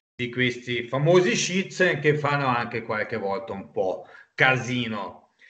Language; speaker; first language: Italian; non-native, local second language; German